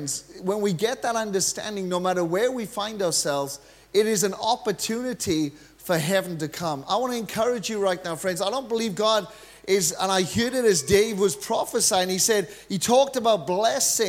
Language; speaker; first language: English; native; English